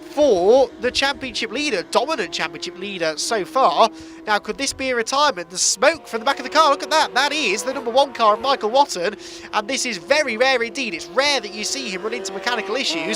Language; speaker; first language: English; native; English